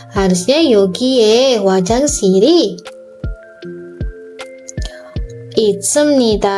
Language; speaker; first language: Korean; non-native, fluent; Indonesian